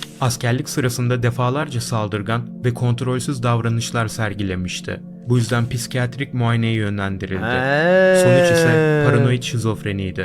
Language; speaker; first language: Turkish; native; Turkish